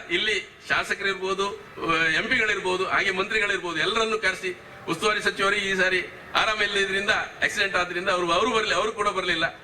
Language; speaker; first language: Kannada; native; Kannada